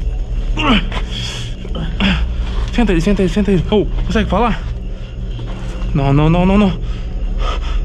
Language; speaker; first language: Portuguese; native; Portuguese